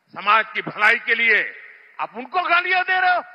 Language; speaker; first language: Hindi; non-native, local second language; Gujarati